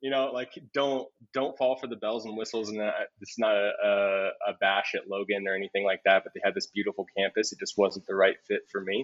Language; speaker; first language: English; native; English